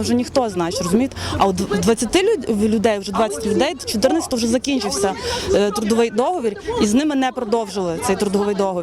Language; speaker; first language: Ukrainian; native; Ukrainian